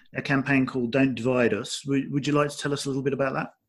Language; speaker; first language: English; native; English